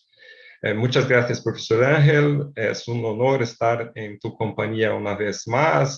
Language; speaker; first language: Spanish; non-native, fluent; Portuguese